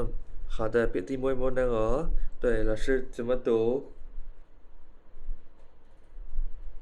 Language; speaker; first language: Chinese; non-native, fluent; Khmer